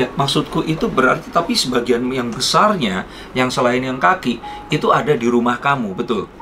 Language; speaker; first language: Indonesian; native; Indonesian